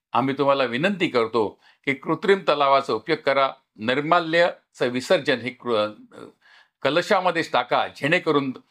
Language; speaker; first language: Marathi; native; Marathi